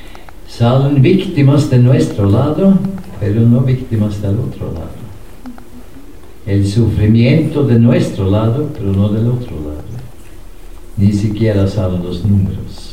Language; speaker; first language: Spanish; non-native, fluent; Norwegian